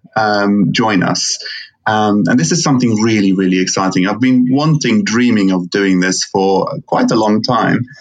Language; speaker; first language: English; non-native, fluent; Arabic